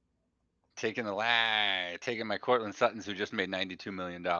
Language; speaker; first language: English; native; English